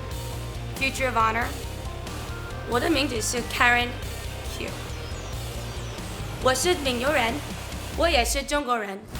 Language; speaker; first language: Chinese; early bilingual, heritage; Chinese